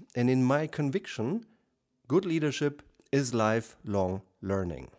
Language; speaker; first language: English; non-native, fluent; German